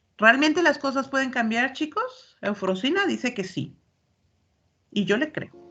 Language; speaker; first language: Spanish; native; Spanish